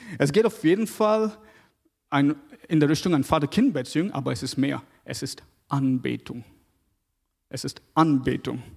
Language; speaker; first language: German; non-native, fluent; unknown